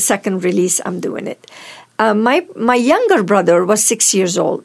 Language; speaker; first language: English; non-native, fluent; Arabic